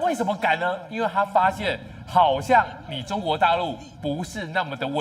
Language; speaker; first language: Chinese; native; Chinese